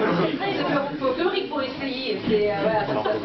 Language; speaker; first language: French; non-native, fluent; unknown